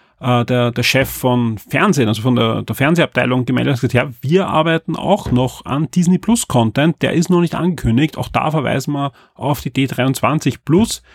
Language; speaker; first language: German; native; German